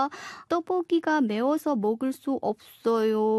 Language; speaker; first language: Korean; non-native, fluent; Chinese